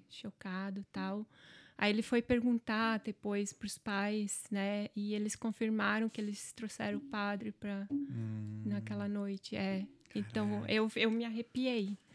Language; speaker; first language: Portuguese; non-native, local second language; German